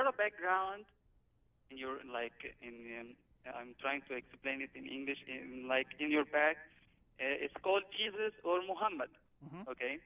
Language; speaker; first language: English; non-native, learner; Arabic